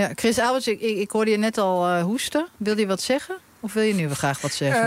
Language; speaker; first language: Dutch; native; Dutch